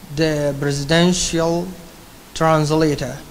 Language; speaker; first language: English; non-native, fluent; Arabic